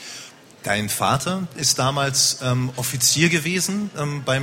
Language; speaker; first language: German; native; German